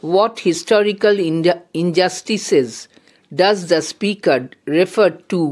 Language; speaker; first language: English; non-native, local second language; Bangla